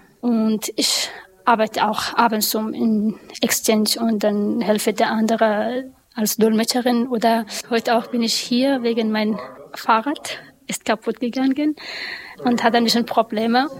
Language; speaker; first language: German; non-native, learner; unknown